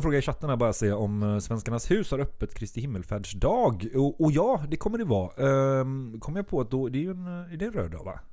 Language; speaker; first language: Swedish; native; Swedish